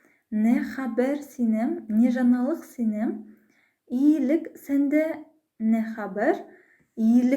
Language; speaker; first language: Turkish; non-native, fluent; Kazakh